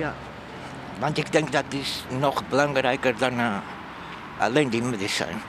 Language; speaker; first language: Dutch; non-native, fluent; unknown